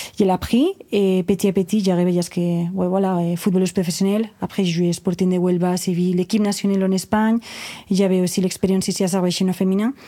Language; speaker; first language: French; non-native, fluent; Spanish